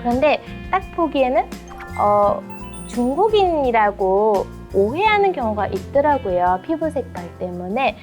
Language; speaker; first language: Korean; non-native, fluent; Mongolian